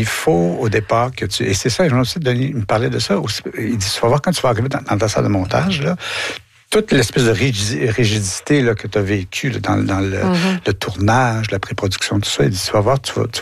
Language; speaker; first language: French; native; French